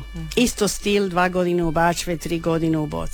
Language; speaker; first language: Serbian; non-native, learner; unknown